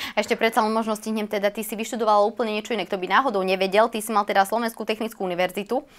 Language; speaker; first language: Slovak; native; Slovak